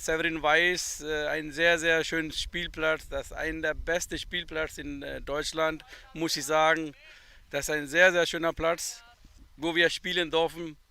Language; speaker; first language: German; non-native, fluent; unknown